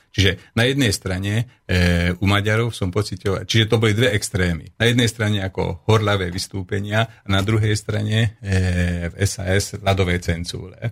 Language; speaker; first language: Slovak; non-native, local second language; Hungarian